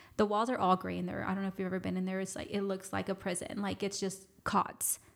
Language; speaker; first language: English; native; English